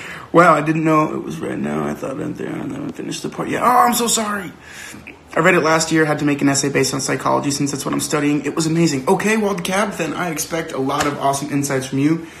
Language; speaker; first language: English; early bilingual, other home language; Spanish